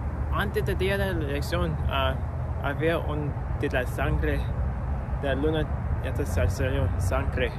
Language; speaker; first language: Spanish; non-native, learner; English